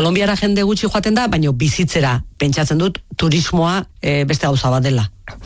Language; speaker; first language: Basque; native; Basque